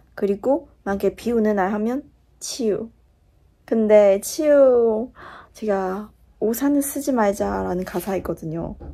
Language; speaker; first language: Korean; non-native, fluent; Chinese